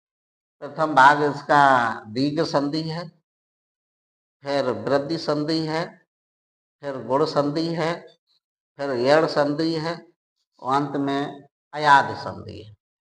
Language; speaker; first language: Hindi; native; Hindi